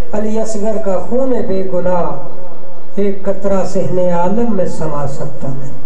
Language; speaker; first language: Urdu; non-native, local second language; Punjabi